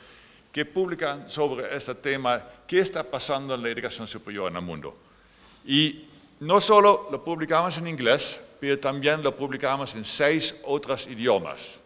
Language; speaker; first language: Spanish; non-native, fluent; Dutch